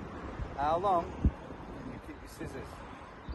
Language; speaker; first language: English; native; English